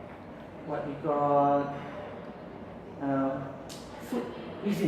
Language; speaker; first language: English; non-native, learner; Malay